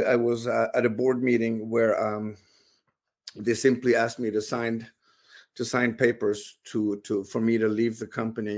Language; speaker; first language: English; non-native, fluent; Swedish